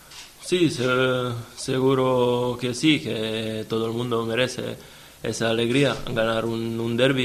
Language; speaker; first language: Spanish; non-native, fluent; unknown